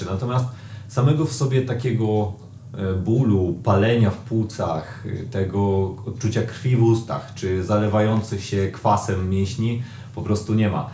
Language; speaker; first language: Polish; native; Polish